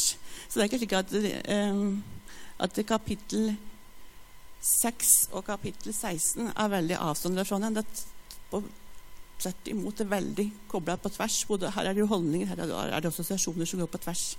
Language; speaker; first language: Norwegian; native; Norwegian